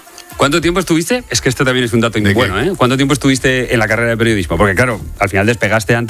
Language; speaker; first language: Spanish; native; Spanish